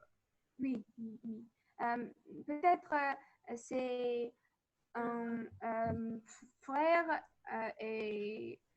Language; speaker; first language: French; non-native, learner; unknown